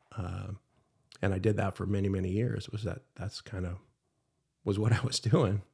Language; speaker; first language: English; native; English